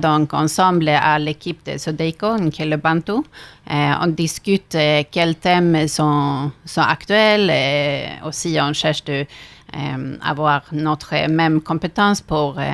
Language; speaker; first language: French; non-native, fluent; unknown